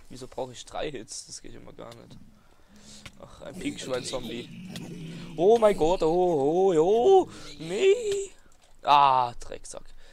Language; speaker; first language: German; native; German